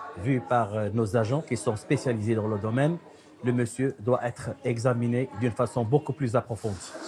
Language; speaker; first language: French; non-native, local second language; Arabic